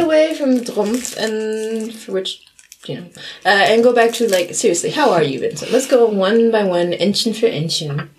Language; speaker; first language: English; early bilingual, other home language; German